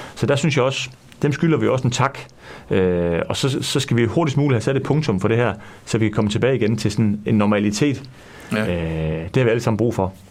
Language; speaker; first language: Danish; native; Danish